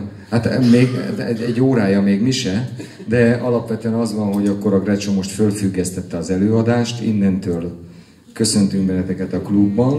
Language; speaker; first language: Hungarian; native; Hungarian